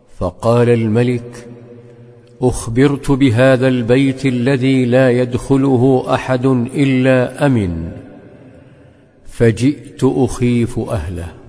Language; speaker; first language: Arabic; native; Arabic